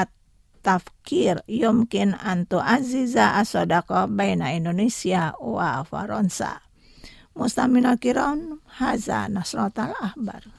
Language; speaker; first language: Arabic; non-native, fluent; Indonesian